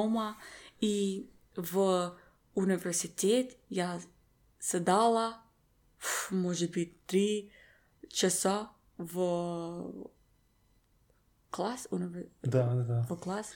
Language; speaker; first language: Russian; non-native, learner; English